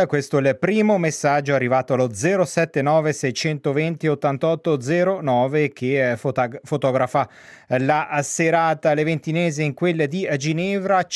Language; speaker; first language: Italian; native; Italian